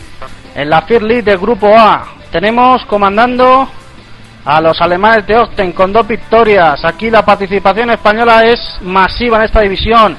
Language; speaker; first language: Spanish; native; Spanish